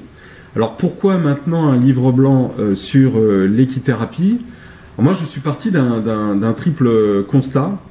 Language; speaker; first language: French; native; French